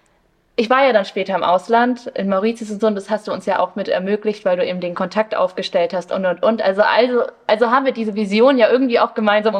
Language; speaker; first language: German; early bilingual, other home language; Spanish